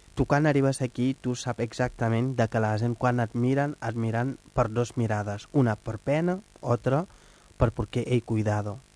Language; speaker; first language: Catalan; non-native, fluent; Wolof